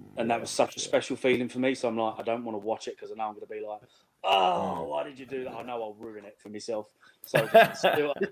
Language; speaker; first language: English; native; English